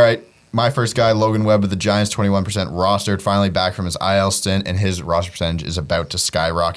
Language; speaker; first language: English; native; English